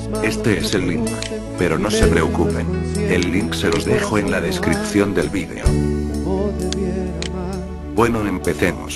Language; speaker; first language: Spanish; native; Spanish